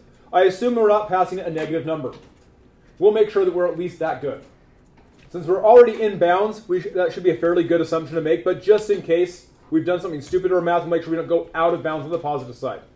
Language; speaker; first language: English; native; English